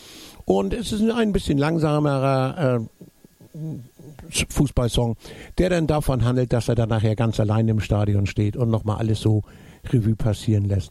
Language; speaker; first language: German; native; German